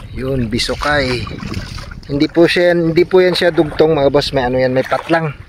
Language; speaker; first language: Filipino; non-native, local second language; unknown